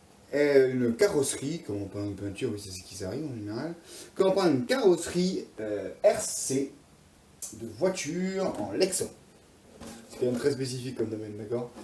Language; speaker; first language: French; native; French